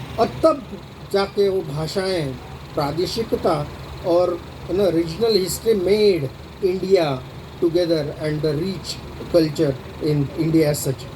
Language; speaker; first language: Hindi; non-native, local second language; Marathi